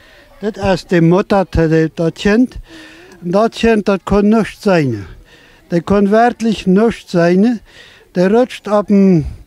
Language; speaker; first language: German; non-native, local second language; Plautdietsch